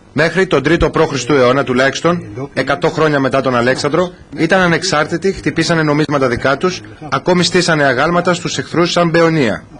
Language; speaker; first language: Greek; non-native, fluent; English